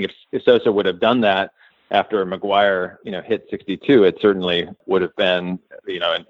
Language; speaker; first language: English; native; English